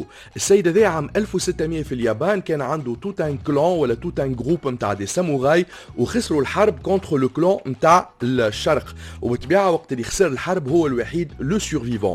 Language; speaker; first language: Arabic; native; Arabic